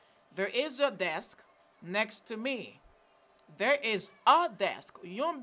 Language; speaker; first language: English; non-native, fluent; Haitian Creole